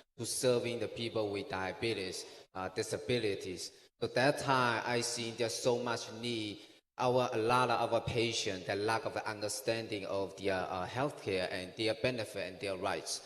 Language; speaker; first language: English; non-native, fluent; Chinese